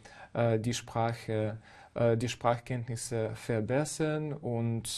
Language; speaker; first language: German; non-native, fluent; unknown